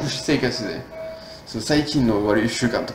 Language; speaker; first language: Japanese; non-native, fluent; French